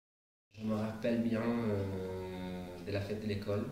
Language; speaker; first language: French; non-native, fluent; Italian